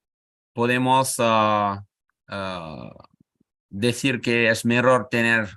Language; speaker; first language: Spanish; non-native, learner; French